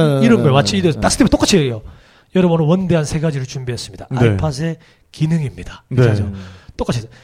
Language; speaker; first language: Korean; native; Korean